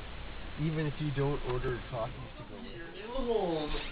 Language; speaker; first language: English; native; English